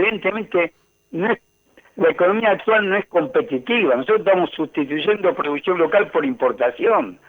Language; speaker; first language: Spanish; native; Spanish